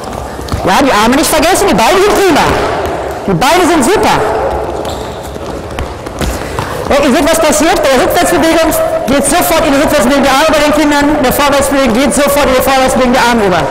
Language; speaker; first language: German; native; German